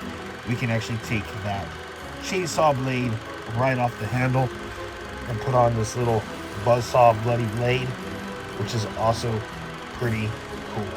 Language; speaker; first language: English; native; English